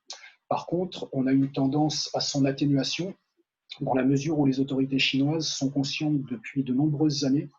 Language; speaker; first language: French; native; French